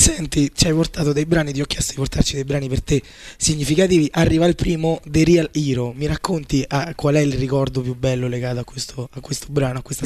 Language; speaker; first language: Italian; native; Italian